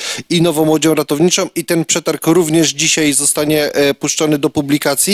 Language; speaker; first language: Polish; native; Polish